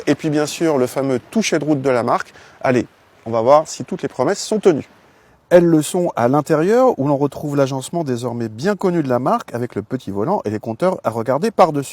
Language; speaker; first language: French; native; French